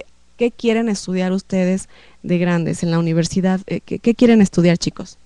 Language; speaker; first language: Spanish; native; Spanish